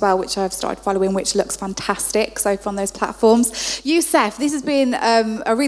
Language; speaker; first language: English; non-native, fluent; Arabic